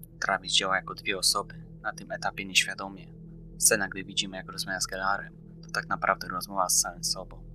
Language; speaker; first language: Polish; native; Polish